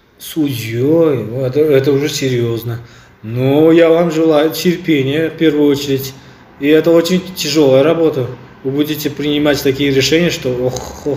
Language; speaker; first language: Russian; non-native, local second language; Uzbek